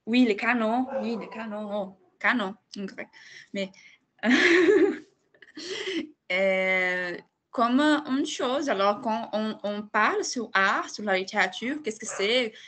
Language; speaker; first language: French; non-native, fluent; Portuguese